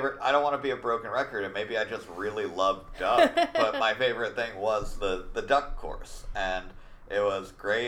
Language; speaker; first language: English; native; English